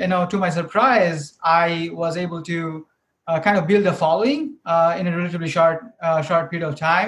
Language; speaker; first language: English; non-native, local second language; Bangla